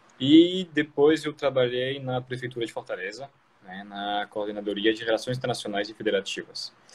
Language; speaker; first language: Portuguese; non-native, fluent; French